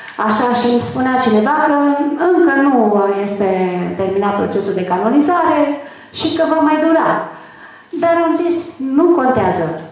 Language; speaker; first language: Romanian; native; Romanian